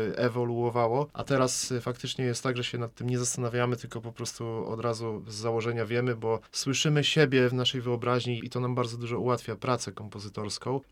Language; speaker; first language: Polish; native; Polish